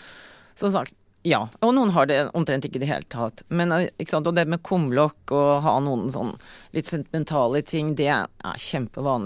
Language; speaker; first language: Norwegian; native; Norwegian